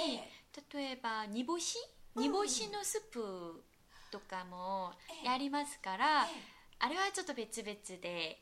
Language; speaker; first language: Japanese; non-native, fluent; Korean